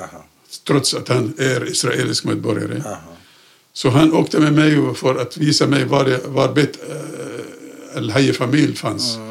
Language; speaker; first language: Swedish; non-native, fluent; Arabic